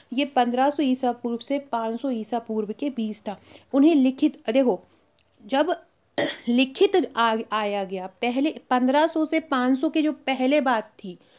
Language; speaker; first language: Hindi; native; Hindi